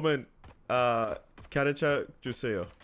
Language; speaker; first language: Korean; non-native, learner; English